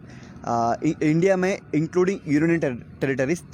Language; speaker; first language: Hindi; non-native, local second language; Telugu